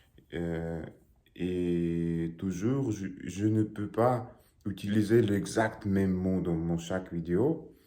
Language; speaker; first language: French; non-native, learner; Russian